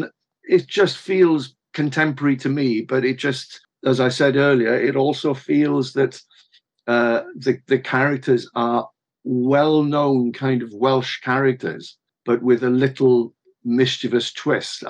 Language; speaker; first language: English; native; English